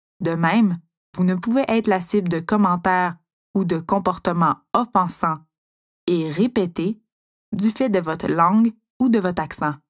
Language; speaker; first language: French; native; French